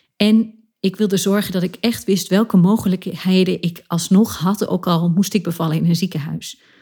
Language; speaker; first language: Dutch; native; Dutch